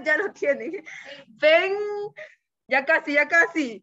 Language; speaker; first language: Spanish; native; Spanish